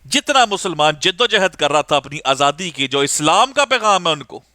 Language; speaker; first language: Urdu; non-native, local second language; Punjabi